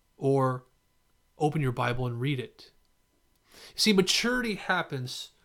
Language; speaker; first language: English; native; English